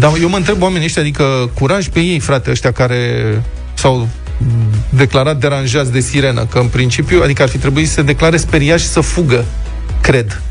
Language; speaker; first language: Romanian; native; Romanian